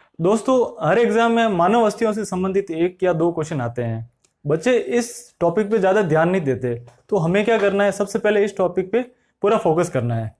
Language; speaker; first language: Hindi; native; Hindi